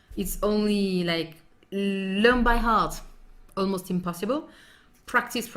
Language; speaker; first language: English; non-native, fluent; French